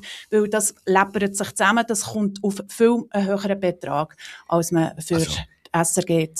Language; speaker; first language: German; native; German